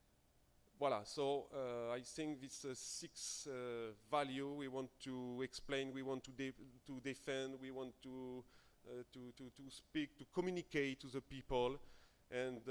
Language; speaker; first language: English; non-native, local second language; French